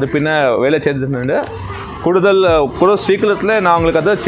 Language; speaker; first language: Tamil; non-native, learner; Malayalam